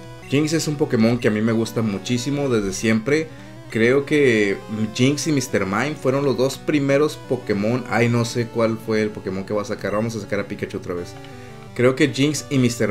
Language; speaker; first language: Spanish; native; Spanish